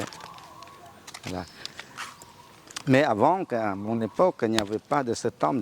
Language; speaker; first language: French; non-native, fluent; Khmer